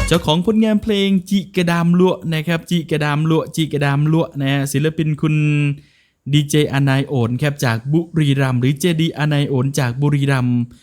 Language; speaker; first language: Thai; non-native, local second language; Northern Khmer